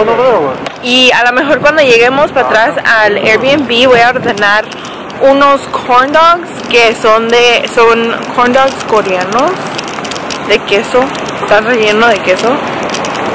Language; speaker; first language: Spanish; early bilingual, heritage; Spanish